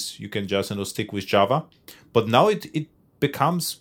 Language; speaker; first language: English; non-native, fluent; German